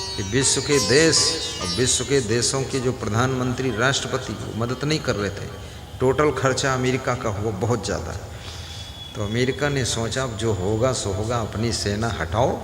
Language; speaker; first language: Hindi; native; Hindi